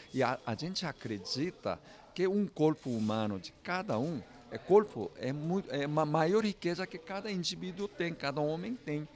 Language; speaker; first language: Portuguese; non-native, fluent; Korean